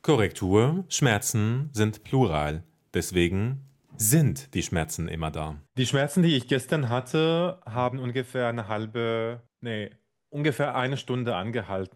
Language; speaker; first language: German; non-native, fluent; Arabic